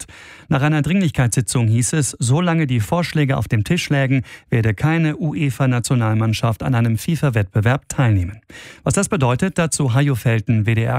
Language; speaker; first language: German; native; German